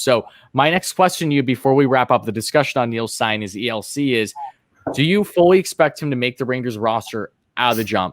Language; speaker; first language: English; native; English